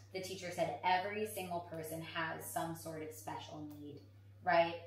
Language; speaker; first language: English; native; English